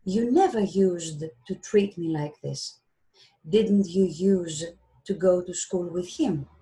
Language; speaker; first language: English; non-native, fluent; Greek